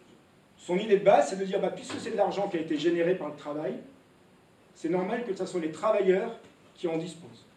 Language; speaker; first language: French; native; French